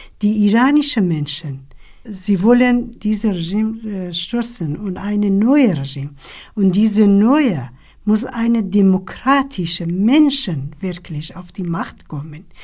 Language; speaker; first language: German; non-native, learner; Kurdish